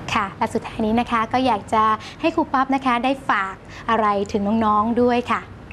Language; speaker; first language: Thai; native; Thai